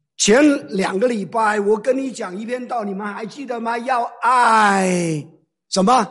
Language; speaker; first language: Chinese; non-native, local second language; Cantonese